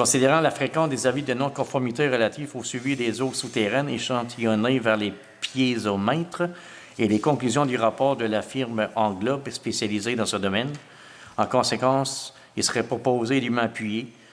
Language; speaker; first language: French; native; French